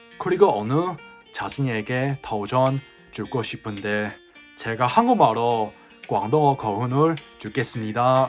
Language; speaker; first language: Korean; non-native, learner; Cantonese